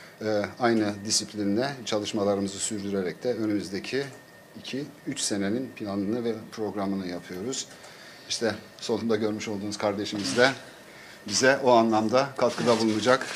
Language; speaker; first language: Turkish; native; Turkish